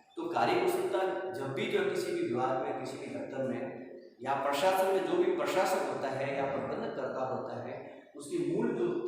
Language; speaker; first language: Hindi; native; Hindi